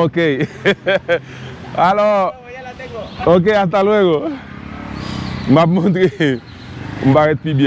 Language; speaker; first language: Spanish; non-native, learner; Haitian Creole